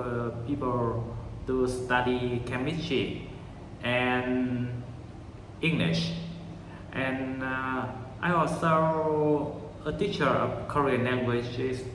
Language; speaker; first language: English; non-native, learner; Vietnamese